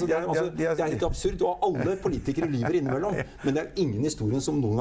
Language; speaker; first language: Norwegian; native; Norwegian